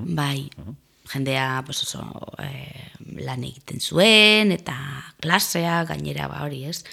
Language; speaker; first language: Basque; non-native, local second language; Spanish